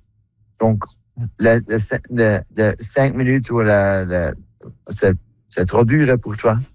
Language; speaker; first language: French; non-native, learner; Dutch